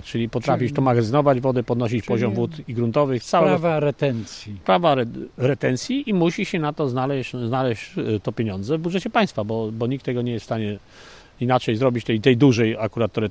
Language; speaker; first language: Polish; native; Polish